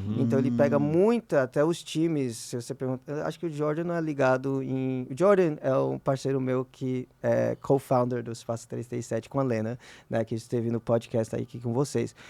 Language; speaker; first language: Portuguese; early bilingual, heritage; Portuguese